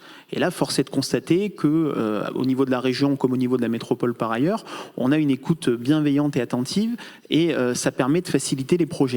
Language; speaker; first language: French; native; French